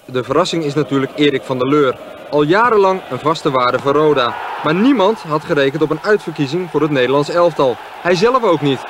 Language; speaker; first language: Dutch; native; Dutch